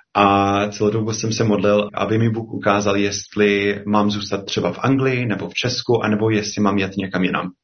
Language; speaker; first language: Czech; non-native, fluent; English